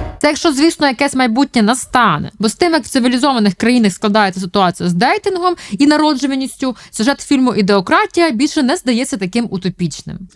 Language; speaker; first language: Ukrainian; native; Ukrainian